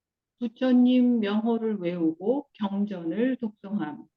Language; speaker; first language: Korean; native; Korean